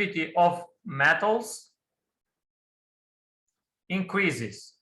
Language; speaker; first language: English; non-native, fluent; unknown